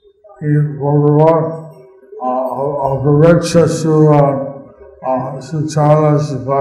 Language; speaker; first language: Spanish; non-native, learner; English